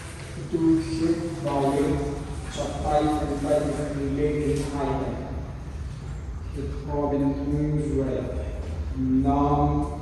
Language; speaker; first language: Vietnamese; non-native, learner; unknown